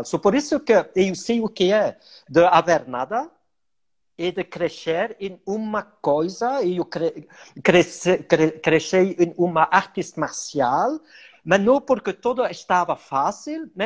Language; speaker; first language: Portuguese; non-native, learner; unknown